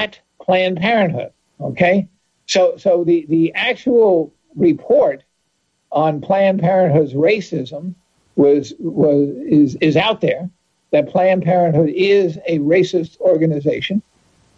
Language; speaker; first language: English; native; English